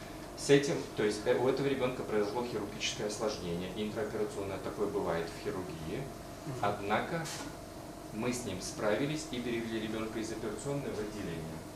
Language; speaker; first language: Russian; native; Russian